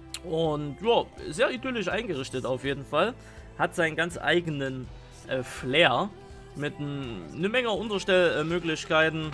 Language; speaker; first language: German; native; German